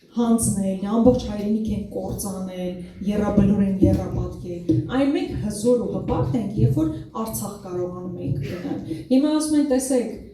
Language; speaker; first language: Armenian; native; Armenian